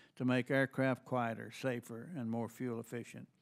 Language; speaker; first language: English; native; English